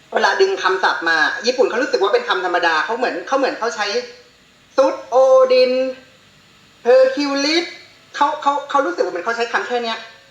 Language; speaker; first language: Thai; native; Thai